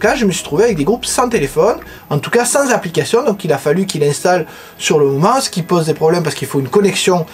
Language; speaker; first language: French; native; French